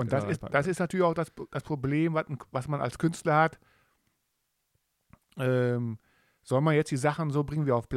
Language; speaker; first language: German; native; German